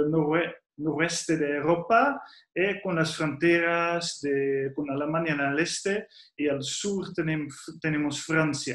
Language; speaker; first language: Spanish; non-native, fluent; Dutch